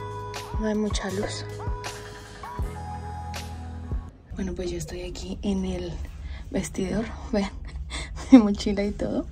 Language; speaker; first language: Spanish; native; Spanish